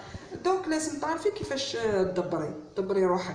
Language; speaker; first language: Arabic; native; Arabic